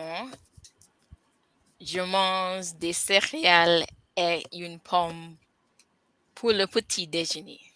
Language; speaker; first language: French; non-native, learner; English